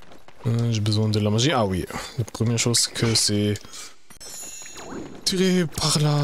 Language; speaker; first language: French; non-native, learner; German